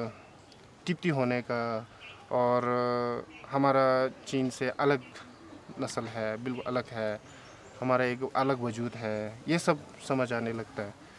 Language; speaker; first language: Hindi; non-native, local second language; Tibetan